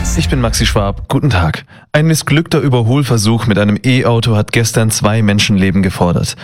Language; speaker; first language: German; native; German